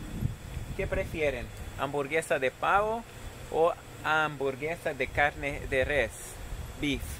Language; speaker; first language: Spanish; non-native, fluent; Portuguese